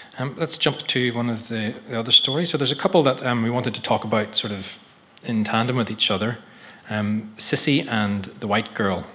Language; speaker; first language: English; native; English